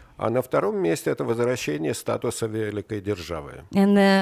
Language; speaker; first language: Russian; native; Russian